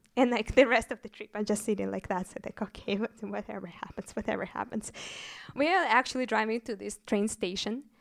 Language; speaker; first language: English; non-native, fluent; Russian